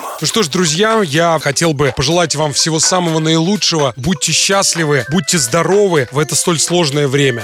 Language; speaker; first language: Russian; native; Russian